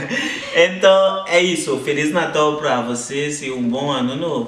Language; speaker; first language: Portuguese; non-native, learner; Haitian Creole